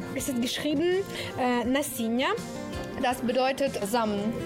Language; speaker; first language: German; non-native, learner; Ukrainian